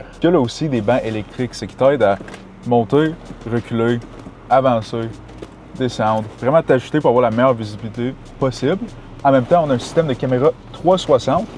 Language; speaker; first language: French; native; French